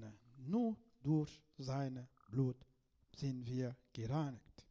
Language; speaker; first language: German; non-native, learner; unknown